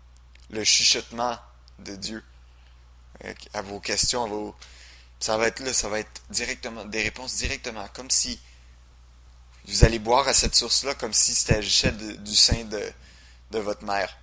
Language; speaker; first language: French; native; French